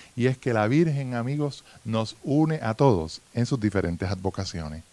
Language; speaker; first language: Spanish; native; Spanish